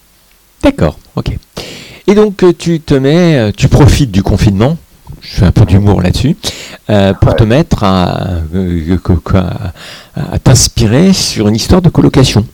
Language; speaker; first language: French; native; French